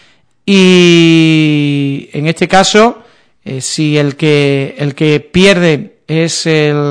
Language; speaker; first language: Spanish; native; Spanish